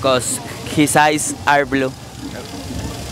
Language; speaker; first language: English; non-native, learner; Spanish